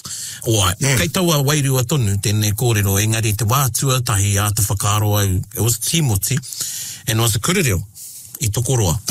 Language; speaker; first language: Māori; non-native, local second language; English